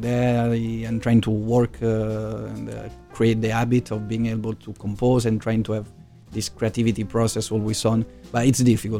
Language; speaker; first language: English; non-native, fluent; Italian